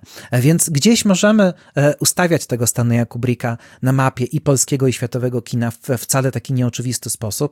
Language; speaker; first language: Polish; native; Polish